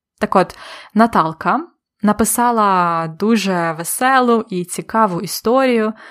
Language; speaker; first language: Ukrainian; native; Ukrainian